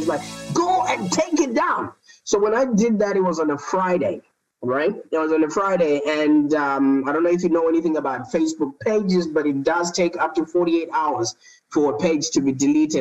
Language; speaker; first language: English; non-native, local second language; Shona